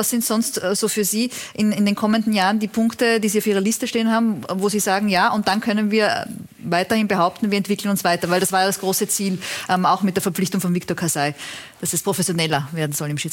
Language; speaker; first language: German; native; German